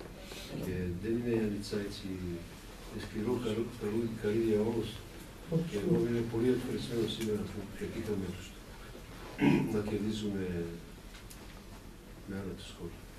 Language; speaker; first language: Greek; non-native, fluent; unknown